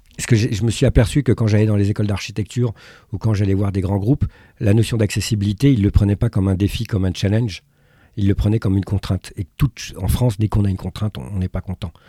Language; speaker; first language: French; early bilingual, other home language; Arabic